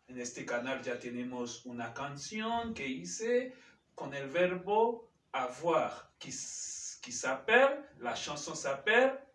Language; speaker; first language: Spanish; non-native, fluent; French